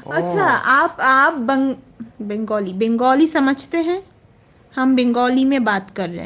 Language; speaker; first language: Hindi; non-native, learner; Bangla